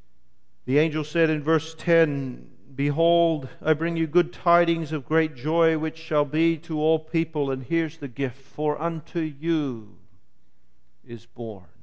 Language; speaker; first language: English; native; English